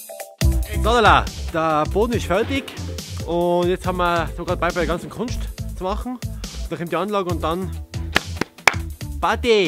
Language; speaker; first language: German; native; German